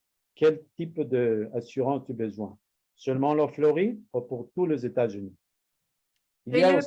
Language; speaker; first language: French; non-native, learner; Spanish